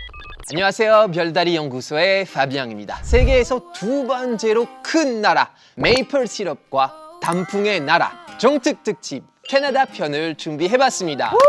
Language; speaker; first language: Korean; non-native, fluent; French